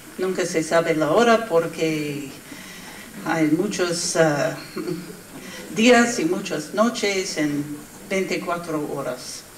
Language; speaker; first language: Spanish; non-native, learner; English